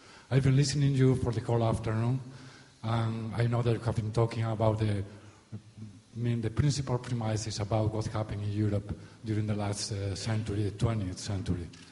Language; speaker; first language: English; non-native, fluent; Spanish